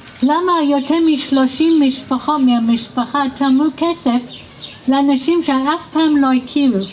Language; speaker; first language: Hebrew; non-native, fluent; English